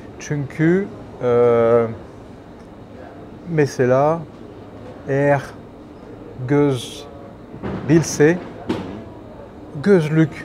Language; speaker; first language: Turkish; non-native, learner; French